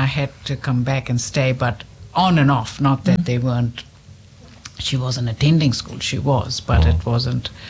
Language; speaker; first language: English; non-native, local second language; Hindi